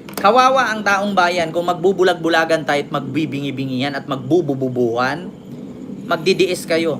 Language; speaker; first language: Filipino; native; Filipino